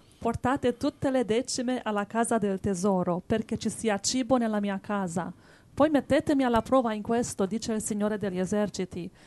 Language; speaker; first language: Italian; native; Italian